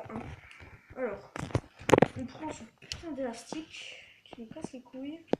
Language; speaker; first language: French; native; French